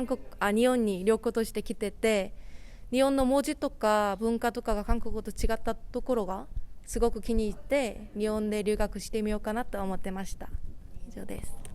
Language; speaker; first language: Japanese; non-native, fluent; Korean